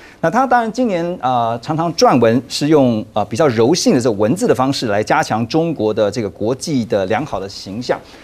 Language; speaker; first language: Chinese; native; Chinese